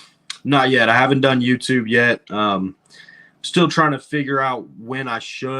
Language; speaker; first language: English; native; English